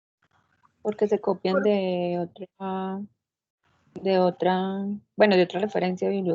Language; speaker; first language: Spanish; native; Spanish